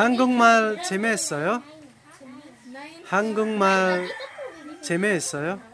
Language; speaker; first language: Korean; non-native, learner; Cebuano